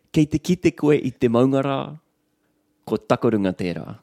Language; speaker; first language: Māori; non-native, local second language; English